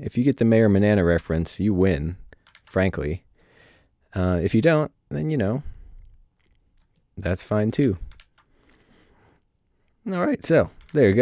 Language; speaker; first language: English; native; English